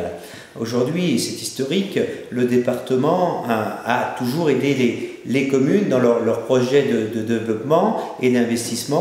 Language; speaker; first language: French; native; French